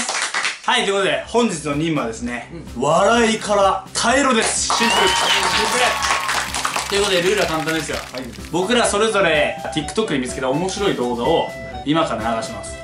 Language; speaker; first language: Japanese; native; Japanese